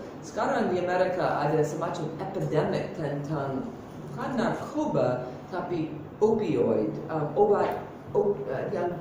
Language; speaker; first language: Indonesian; non-native, fluent; English